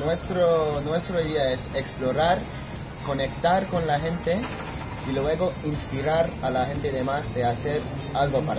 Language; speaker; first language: Spanish; non-native, fluent; English